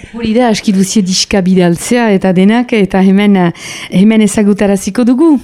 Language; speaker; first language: Basque; native; Basque